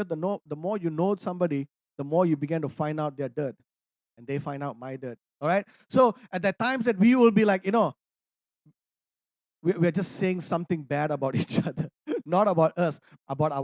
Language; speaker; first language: English; non-native, local second language; Tamil